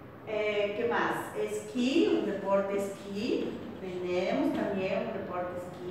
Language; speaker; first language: Spanish; non-native, fluent; Portuguese